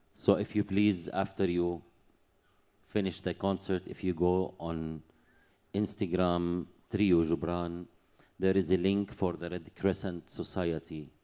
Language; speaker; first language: English; non-native, fluent; Arabic